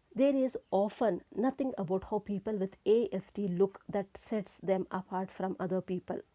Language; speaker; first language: English; non-native, local second language; Kannada